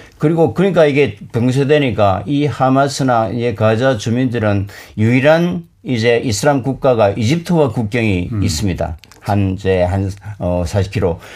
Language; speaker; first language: Korean; native; Korean